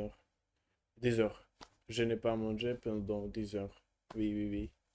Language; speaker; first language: French; non-native, learner; Russian